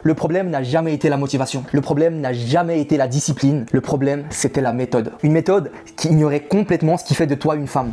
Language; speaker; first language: French; native; French